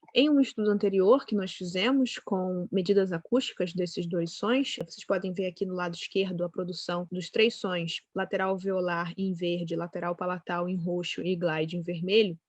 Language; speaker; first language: Portuguese; native; Portuguese